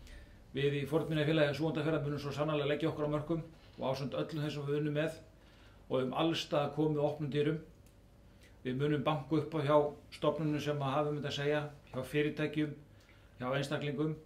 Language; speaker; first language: Icelandic; native; Icelandic